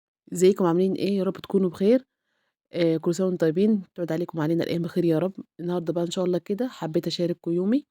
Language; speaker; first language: Arabic; native; Arabic